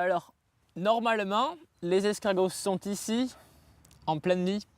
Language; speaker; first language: French; non-native, local second language; German